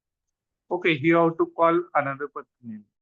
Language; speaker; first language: English; non-native, learner; Hindi